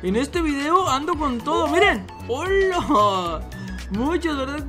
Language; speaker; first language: Spanish; native; Spanish